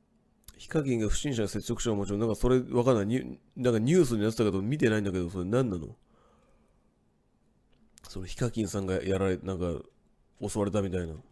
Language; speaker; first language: Japanese; native; Japanese